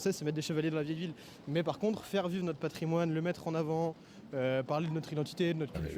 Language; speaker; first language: French; native; French